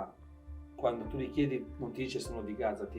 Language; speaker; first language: Italian; native; Italian